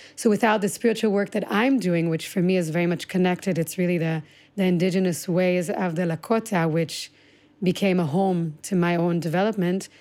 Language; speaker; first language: English; early bilingual, other home language; Hebrew